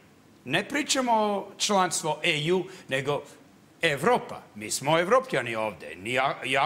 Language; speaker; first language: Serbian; early bilingual, heritage; English